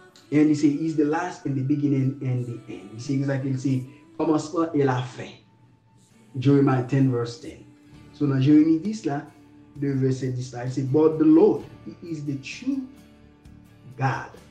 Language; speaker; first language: English; non-native, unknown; Haitian Creole